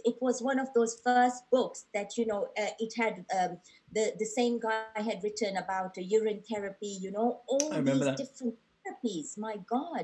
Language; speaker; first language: English; non-native, local second language; Gujarati